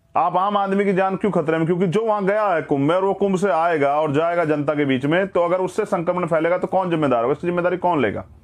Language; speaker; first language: Hindi; native; Hindi